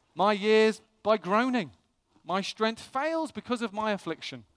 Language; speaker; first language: English; native; English